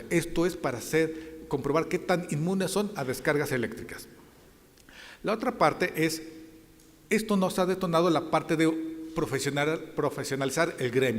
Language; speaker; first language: Spanish; native; Spanish